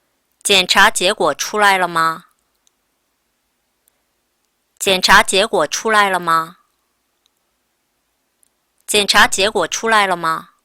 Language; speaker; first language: Chinese; non-native, fluent; Korean